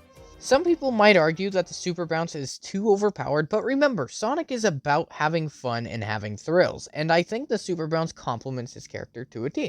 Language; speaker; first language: English; native; English